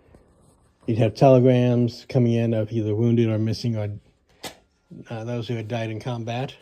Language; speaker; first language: English; native; English